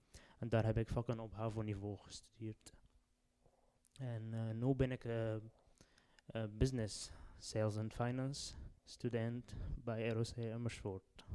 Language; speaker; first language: Dutch; non-native, learner; Arabic